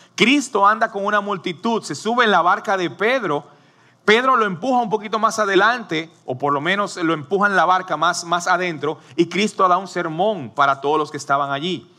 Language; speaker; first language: Spanish; native; Spanish